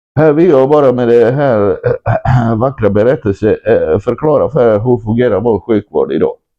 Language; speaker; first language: Swedish; non-native, fluent; Croatian